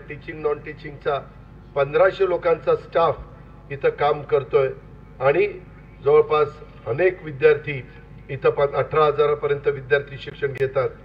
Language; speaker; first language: Marathi; native; Marathi